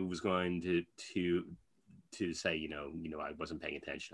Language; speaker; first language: English; native; English